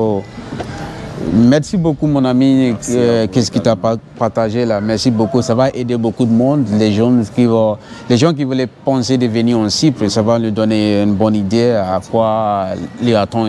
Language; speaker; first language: French; non-native, fluent; English